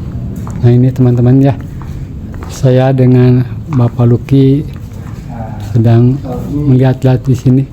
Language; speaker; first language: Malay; non-native, local second language; Sundanese